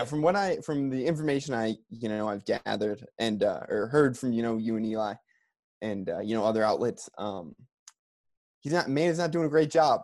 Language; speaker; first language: English; native; English